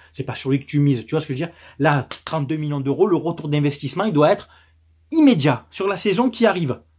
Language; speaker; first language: French; native; French